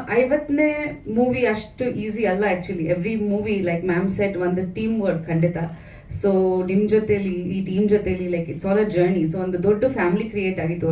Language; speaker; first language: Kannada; non-native, fluent; Bangla